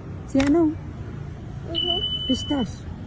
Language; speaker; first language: French; non-native, local second language; Malagasy